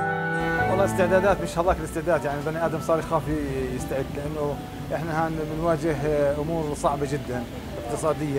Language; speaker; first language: Arabic; native; Arabic